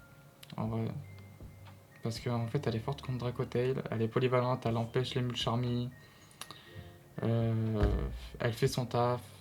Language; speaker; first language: French; native; French